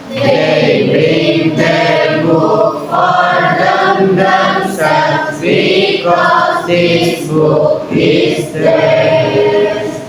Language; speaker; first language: English; non-native, learner; Indonesian